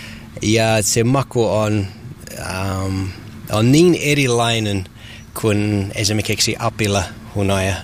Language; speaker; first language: Finnish; non-native, learner; English